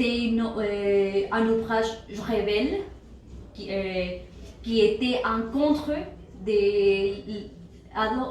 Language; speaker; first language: French; non-native, learner; Spanish